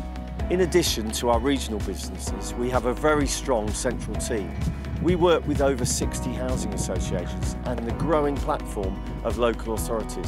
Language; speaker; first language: English; native; English